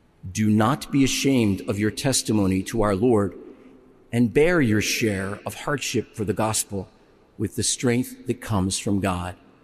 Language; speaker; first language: English; native; English